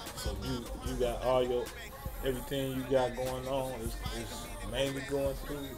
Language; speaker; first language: English; native; English